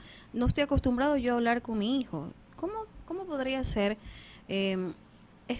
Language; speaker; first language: Spanish; native; Spanish